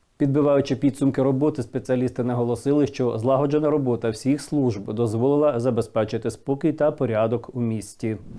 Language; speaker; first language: Ukrainian; native; Ukrainian